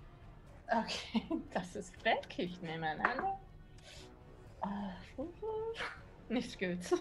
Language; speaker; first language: German; non-native, learner; English